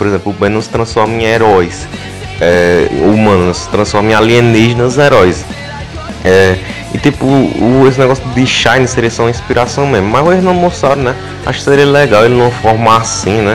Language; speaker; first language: Portuguese; native; Portuguese